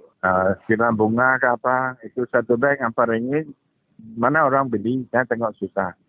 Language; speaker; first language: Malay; non-native, local second language; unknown